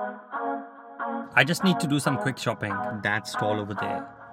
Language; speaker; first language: English; non-native, local second language; Urdu